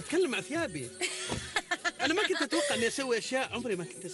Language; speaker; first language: Arabic; native; Arabic